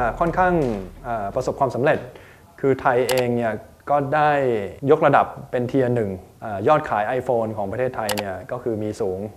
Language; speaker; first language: Thai; native; Thai